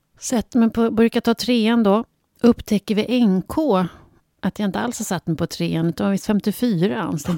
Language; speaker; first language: Swedish; native; Swedish